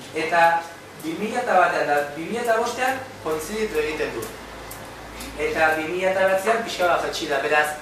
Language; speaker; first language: Basque; native; Basque